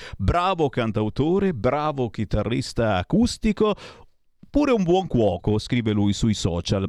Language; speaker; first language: Italian; native; Italian